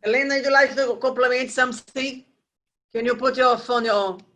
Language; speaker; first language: English; non-native, learner; Portuguese